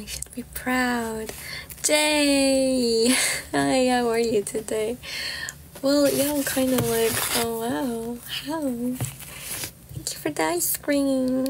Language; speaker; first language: English; non-native, fluent; Georgian